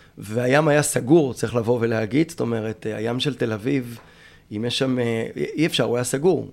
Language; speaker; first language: Hebrew; native; Hebrew